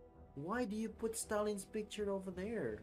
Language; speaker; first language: English; non-native, fluent; Indonesian